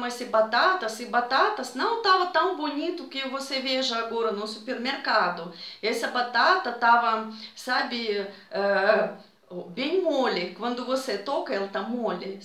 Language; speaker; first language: Portuguese; non-native, fluent; Russian